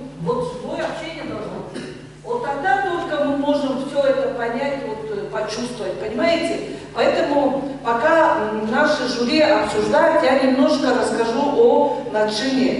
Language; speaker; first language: Russian; non-native, local second language; Tuvinian